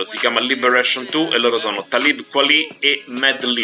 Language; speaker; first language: Italian; native; Italian